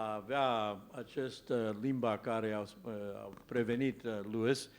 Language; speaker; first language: Romanian; non-native, learner; English